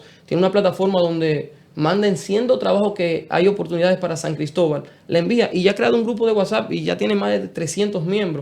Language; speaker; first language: Spanish; native; Spanish